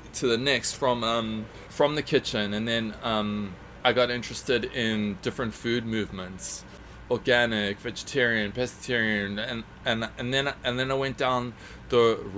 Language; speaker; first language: English; native; English